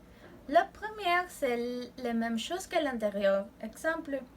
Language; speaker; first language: French; non-native, learner; Spanish